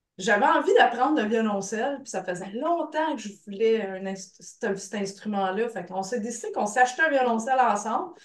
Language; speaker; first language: French; native; French